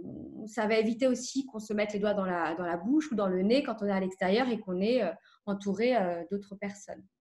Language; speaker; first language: French; native; French